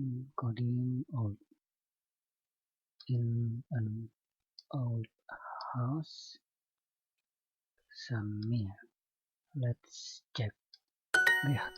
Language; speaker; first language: English; non-native, fluent; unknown